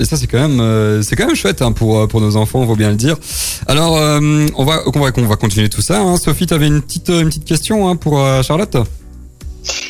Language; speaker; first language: French; native; French